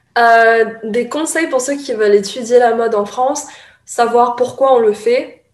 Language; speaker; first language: French; early bilingual, other home language; Chinese